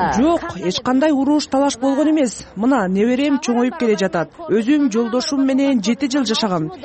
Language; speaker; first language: Kyrgyz; native; Kyrgyz